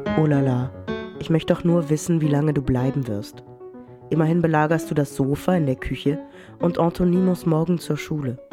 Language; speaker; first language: German; early bilingual, other home language; French